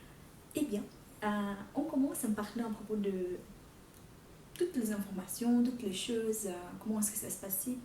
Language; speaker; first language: French; non-native, fluent; Portuguese